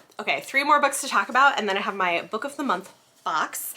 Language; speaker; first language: English; native; English